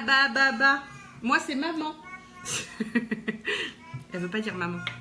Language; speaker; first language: French; native; French